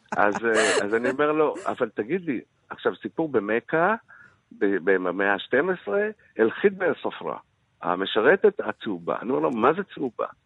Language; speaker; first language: Hebrew; early bilingual, other home language; Arabic